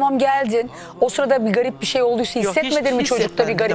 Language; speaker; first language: Turkish; native; Turkish